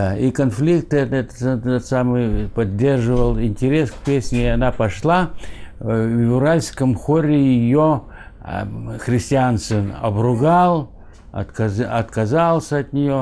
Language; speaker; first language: Russian; native; Russian